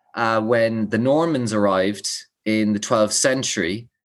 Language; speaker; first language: English; native; English